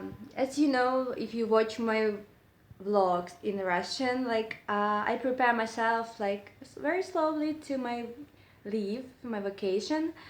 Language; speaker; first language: English; non-native, learner; Russian